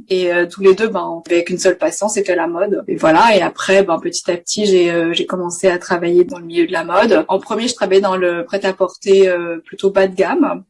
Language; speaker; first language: French; native; French